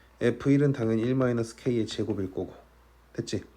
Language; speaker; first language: Korean; native; Korean